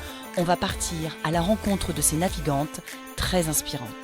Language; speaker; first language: French; native; French